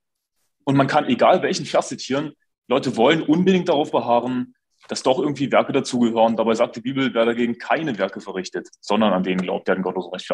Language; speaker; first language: German; native; German